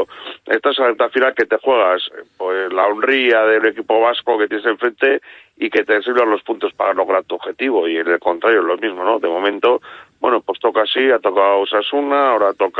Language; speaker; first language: Spanish; native; Spanish